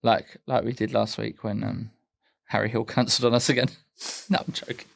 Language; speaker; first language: English; native; English